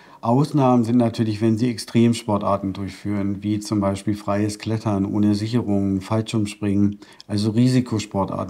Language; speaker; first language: German; native; German